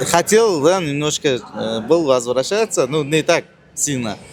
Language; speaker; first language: Russian; non-native, learner; Uzbek